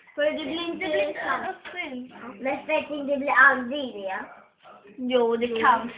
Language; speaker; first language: Swedish; early bilingual, other home language; Filipino